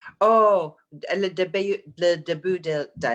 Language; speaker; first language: French; non-native, learner; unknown